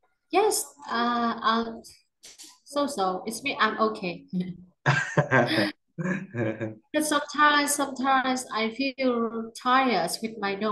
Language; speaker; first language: English; non-native, learner; Vietnamese